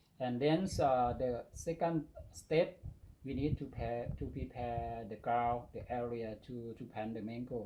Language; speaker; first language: English; non-native, learner; Thai